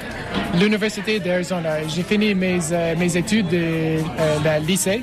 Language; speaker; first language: French; non-native, learner; English